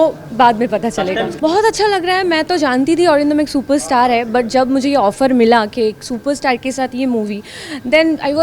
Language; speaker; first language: Hindi; non-native, local second language; Bangla